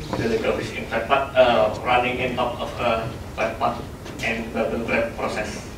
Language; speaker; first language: English; non-native, learner; Indonesian